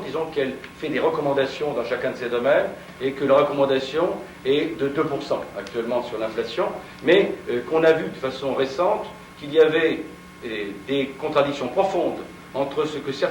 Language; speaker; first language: French; native; French